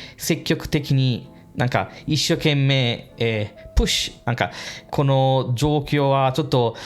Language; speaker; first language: Japanese; non-native, fluent; English